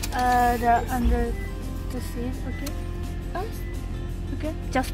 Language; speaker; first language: English; non-native, learner; Thai